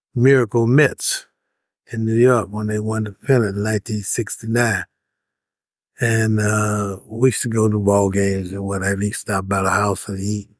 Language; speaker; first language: English; native; English